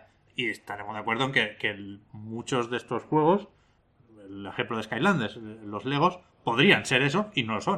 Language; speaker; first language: Spanish; native; Spanish